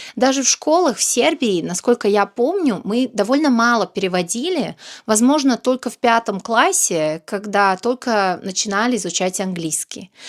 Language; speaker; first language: Russian; non-native, fluent; Serbian